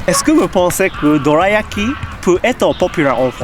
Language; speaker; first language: French; non-native, learner; Japanese